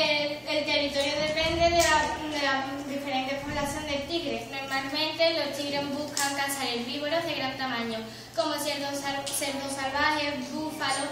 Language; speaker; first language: Spanish; native; Spanish